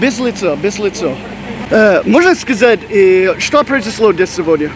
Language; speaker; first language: Russian; non-native, learner; English